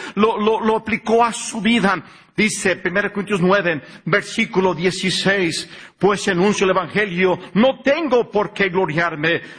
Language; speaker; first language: Spanish; early bilingual, heritage; Spanish